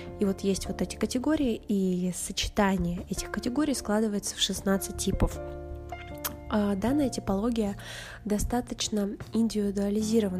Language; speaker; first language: Russian; native; Russian